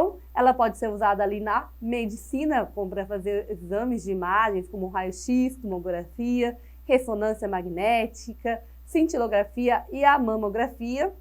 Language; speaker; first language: Portuguese; native; Portuguese